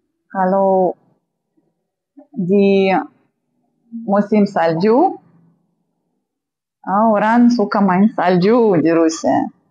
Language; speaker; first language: Indonesian; non-native, fluent; Russian